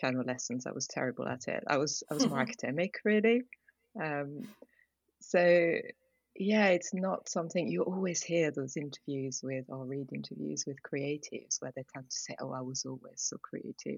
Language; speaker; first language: English; non-native, fluent; French